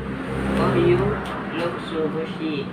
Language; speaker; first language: English; non-native, learner; Indonesian